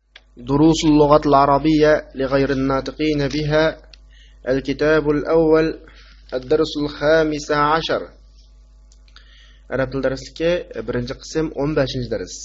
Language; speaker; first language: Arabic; non-native, fluent; Uyghur